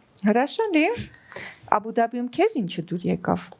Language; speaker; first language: Armenian; native; Armenian